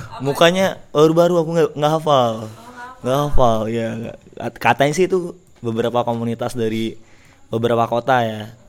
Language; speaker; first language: Indonesian; native; Indonesian